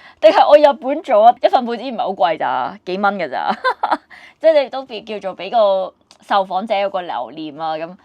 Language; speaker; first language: Cantonese; native; Cantonese